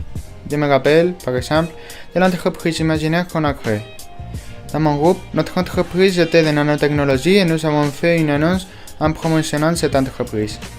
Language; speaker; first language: French; non-native, learner; Spanish